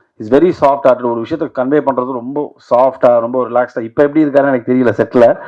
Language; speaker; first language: Tamil; native; Tamil